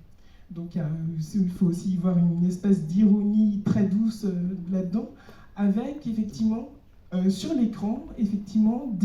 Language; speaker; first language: French; native; French